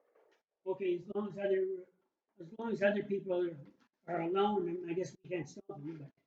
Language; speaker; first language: English; native; English